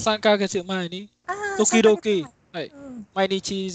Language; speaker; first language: Japanese; non-native, learner; Vietnamese